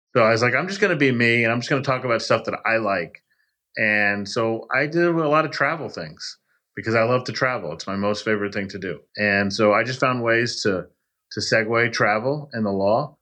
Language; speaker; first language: English; native; English